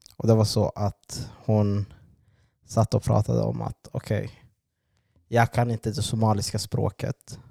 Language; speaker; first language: Swedish; native; Swedish